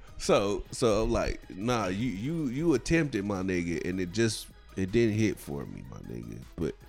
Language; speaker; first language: English; native; English